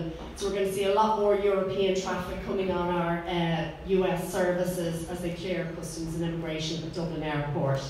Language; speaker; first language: English; native; English